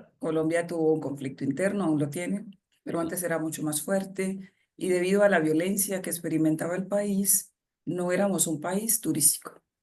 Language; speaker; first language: Spanish; native; Spanish